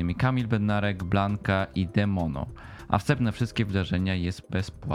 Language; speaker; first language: Polish; native; Polish